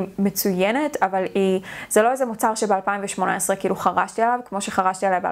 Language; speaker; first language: Hebrew; native; Hebrew